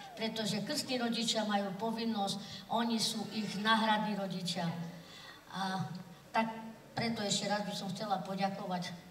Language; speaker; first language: Slovak; non-native, local second language; Romany